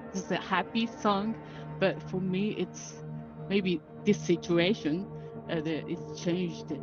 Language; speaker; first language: English; non-native, learner; Japanese